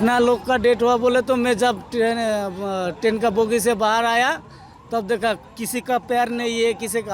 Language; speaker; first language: Hindi; non-native, local second language; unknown